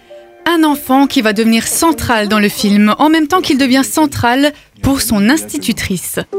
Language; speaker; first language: French; native; French